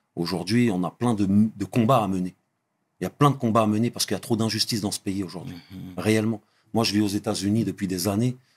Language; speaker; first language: French; early bilingual, other home language; Arabic